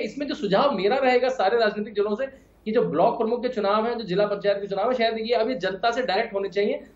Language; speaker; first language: Hindi; native; Hindi